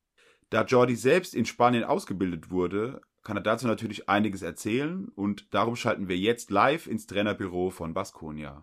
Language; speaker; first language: German; native; German